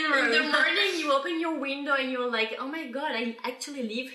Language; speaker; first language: English; non-native, fluent; French